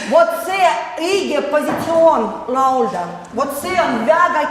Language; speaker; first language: Estonian; non-native, learner; Russian